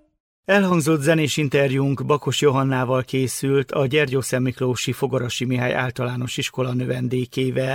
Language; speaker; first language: Hungarian; native; Hungarian